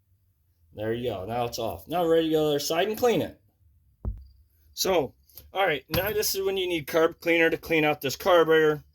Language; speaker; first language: English; native; English